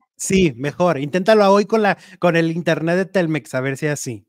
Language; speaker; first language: Spanish; native; Spanish